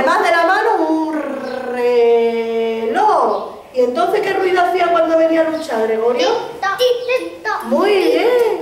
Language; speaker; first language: Spanish; native; Spanish